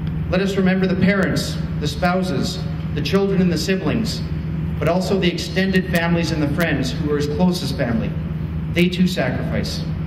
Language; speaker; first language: English; native; English